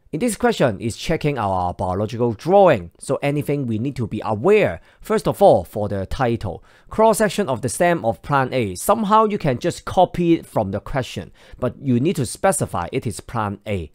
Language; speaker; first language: English; non-native, local second language; Cantonese